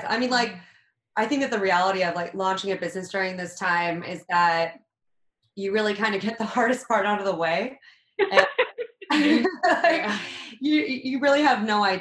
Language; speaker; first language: English; native; English